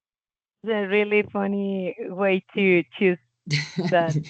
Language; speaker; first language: English; non-native, learner; Spanish